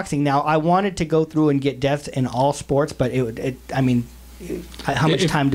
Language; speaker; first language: English; native; English